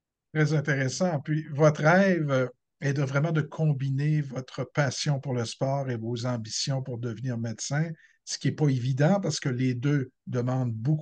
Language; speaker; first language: French; native; French